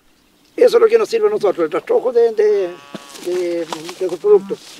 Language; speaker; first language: Spanish; native; Spanish